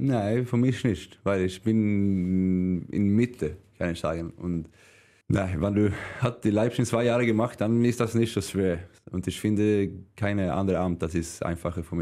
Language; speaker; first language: German; non-native, learner; Swedish